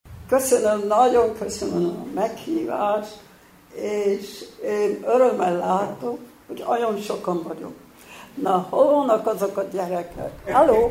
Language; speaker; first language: Hungarian; early bilingual, heritage; Hungarian